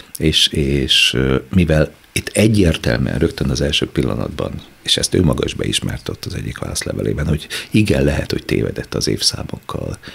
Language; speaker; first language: Hungarian; native; Hungarian